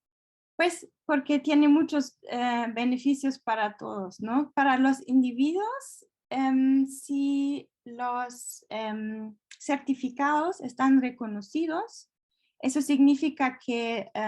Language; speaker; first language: Spanish; non-native, fluent; German